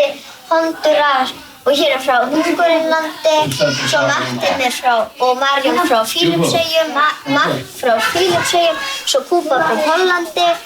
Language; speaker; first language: Icelandic; early bilingual, other home language; Polish